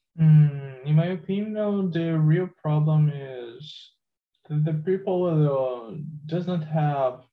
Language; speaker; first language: English; non-native, learner; Portuguese